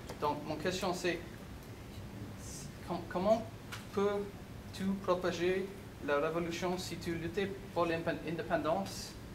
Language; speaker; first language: French; non-native, learner; English